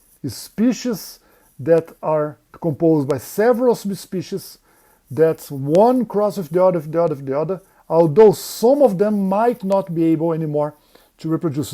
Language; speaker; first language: English; non-native, fluent; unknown